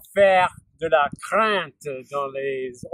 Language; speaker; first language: French; non-native, learner; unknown